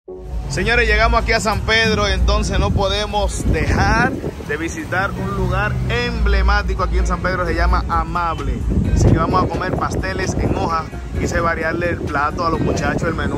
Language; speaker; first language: Spanish; native; Spanish